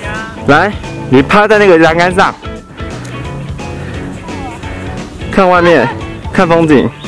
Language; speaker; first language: Chinese; native; Chinese